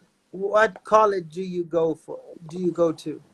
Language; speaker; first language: English; non-native, fluent; Portuguese